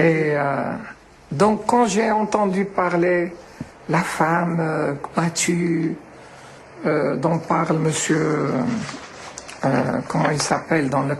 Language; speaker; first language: French; non-native, local second language; Arabic